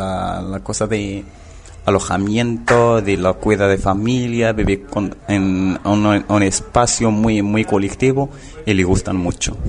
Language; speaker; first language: Spanish; non-native, learner; Arabic